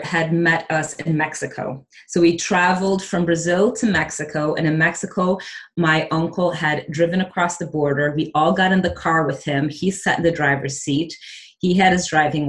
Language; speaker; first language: English; early bilingual, other home language; Portuguese